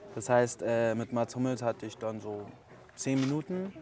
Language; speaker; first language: German; native; German